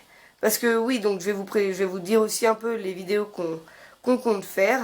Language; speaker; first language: French; native; French